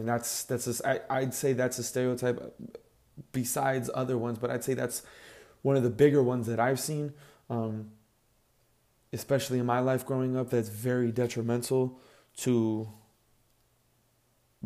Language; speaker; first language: English; native; English